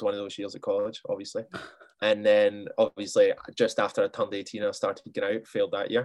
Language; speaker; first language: English; native; English